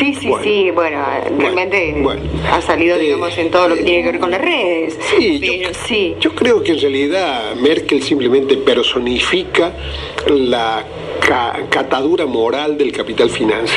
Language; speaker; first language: Spanish; native; Spanish